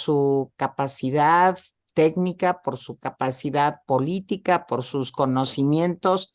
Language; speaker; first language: Spanish; native; Spanish